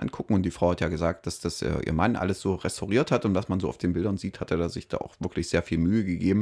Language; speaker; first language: German; native; German